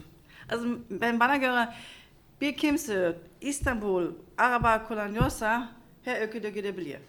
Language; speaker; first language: Turkish; non-native, learner; German